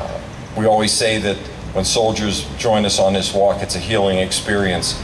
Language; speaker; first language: English; native; English